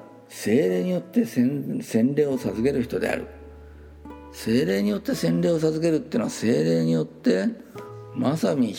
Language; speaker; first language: Japanese; native; Japanese